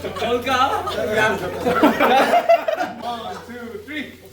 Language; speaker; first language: Korean; native; Korean